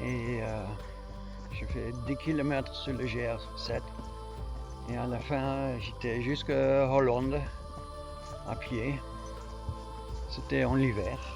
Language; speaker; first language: French; non-native, learner; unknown